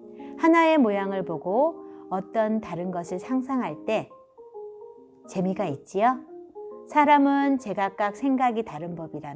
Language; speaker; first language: Korean; native; Korean